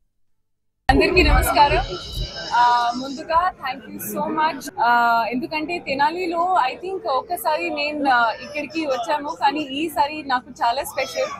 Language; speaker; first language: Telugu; non-native, learner; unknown